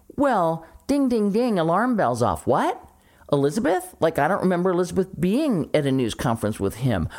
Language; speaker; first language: English; native; English